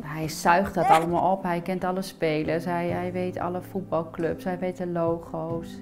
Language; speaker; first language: Dutch; native; Dutch